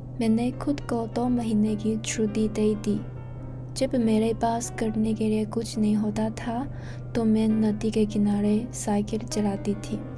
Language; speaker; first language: Hindi; non-native, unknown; Chinese